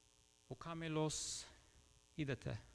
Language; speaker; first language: Greek; non-native, fluent; English